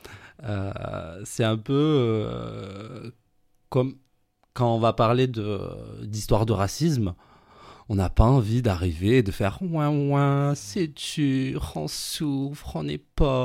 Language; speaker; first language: French; native; French